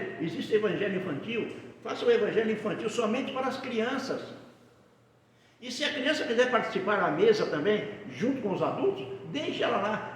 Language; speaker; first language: Portuguese; native; Portuguese